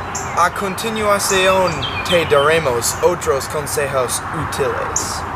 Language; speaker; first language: Spanish; non-native, learner; English